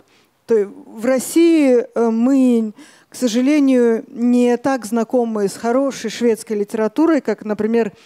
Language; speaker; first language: Russian; native; Russian